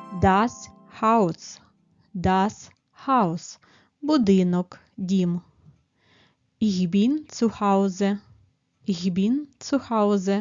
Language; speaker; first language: German; non-native, fluent; Ukrainian